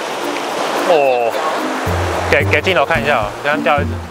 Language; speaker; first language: Chinese; native; Chinese